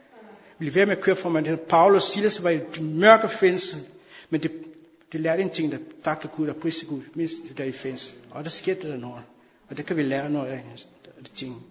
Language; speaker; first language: Danish; non-native, fluent; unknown